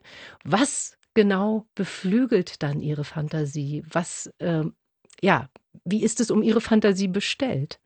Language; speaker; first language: German; native; German